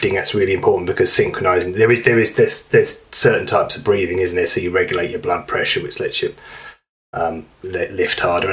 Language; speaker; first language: English; native; English